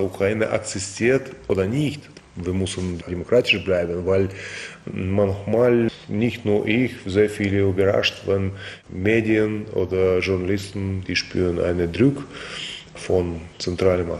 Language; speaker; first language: German; non-native, fluent; Russian